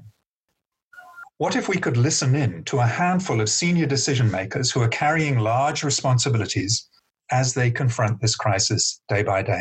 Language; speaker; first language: English; native; English